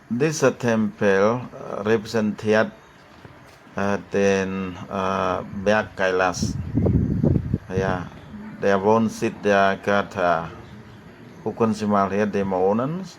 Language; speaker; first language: German; non-native, learner; Khmer